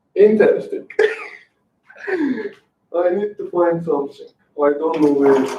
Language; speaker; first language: English; non-native, fluent; Azerbaijani